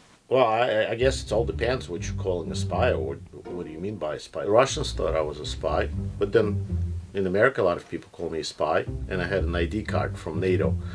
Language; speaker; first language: English; non-native, fluent; Russian